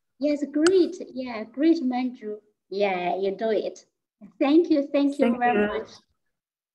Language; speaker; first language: English; non-native, fluent; Chinese